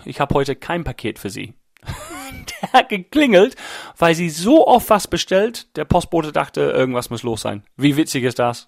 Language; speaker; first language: German; non-native, fluent; English